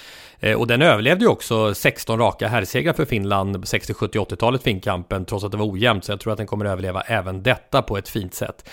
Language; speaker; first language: Swedish; native; Swedish